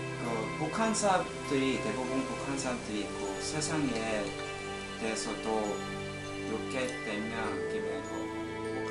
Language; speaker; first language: Korean; non-native, local second language; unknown